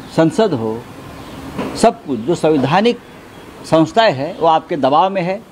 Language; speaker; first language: Hindi; non-native, local second language; Marathi